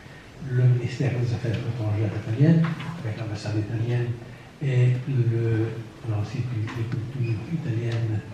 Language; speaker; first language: French; non-native, fluent; Italian